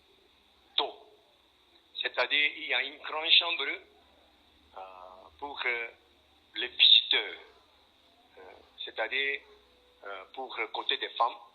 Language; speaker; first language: French; non-native, fluent; Korean